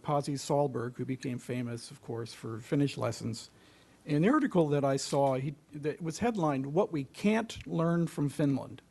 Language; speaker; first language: English; native; English